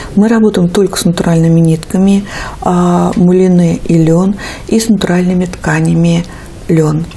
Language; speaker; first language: Russian; native; Russian